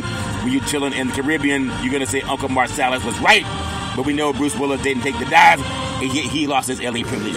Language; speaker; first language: English; native; English